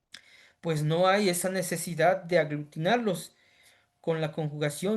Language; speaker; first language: Spanish; native; Spanish